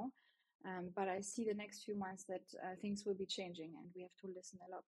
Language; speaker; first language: English; non-native, fluent; German